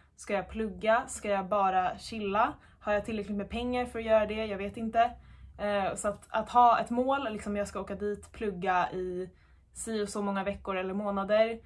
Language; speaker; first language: Swedish; native; Swedish